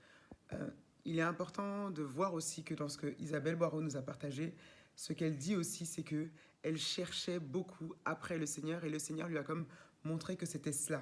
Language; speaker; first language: French; native; French